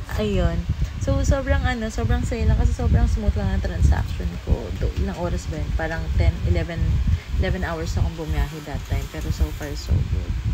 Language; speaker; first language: Filipino; native; Filipino